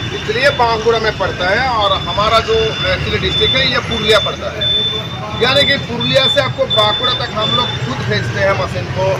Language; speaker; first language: Hindi; non-native, local second language; Bangla